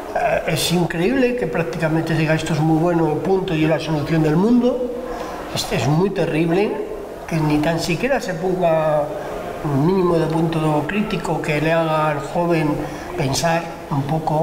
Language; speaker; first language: Spanish; native; Spanish